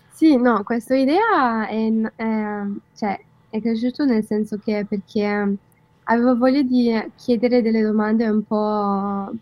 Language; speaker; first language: Italian; non-native, fluent; English